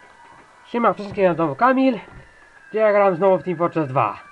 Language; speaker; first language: Polish; native; Polish